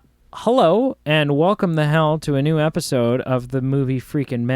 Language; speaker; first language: English; native; English